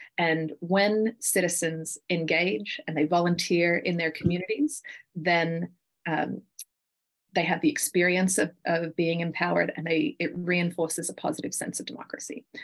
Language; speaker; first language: English; native; English